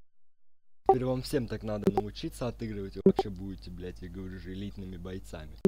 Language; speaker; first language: Russian; native; Russian